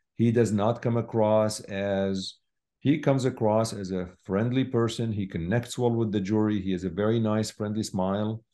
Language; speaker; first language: English; non-native, fluent; Arabic